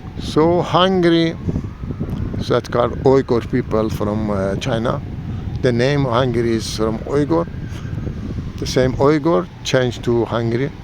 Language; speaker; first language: English; non-native, learner; Persian